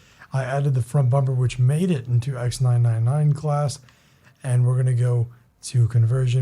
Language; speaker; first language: English; native; English